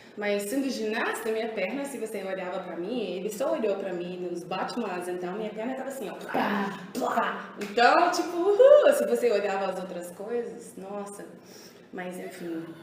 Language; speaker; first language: Portuguese; early bilingual, heritage; English